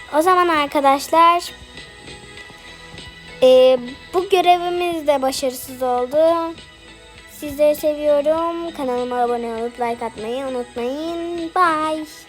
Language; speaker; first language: Turkish; native; Turkish